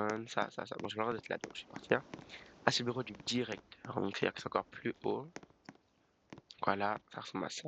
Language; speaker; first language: French; native; French